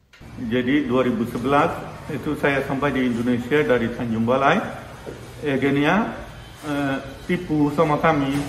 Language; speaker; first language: Indonesian; non-native, learner; Rohingya